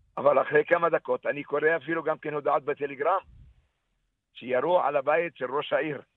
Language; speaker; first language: Hebrew; non-native, local second language; Arabic